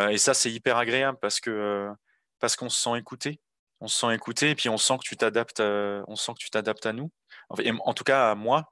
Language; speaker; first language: French; native; French